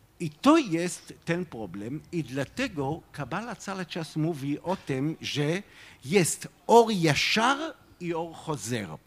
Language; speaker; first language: Polish; non-native, fluent; Hebrew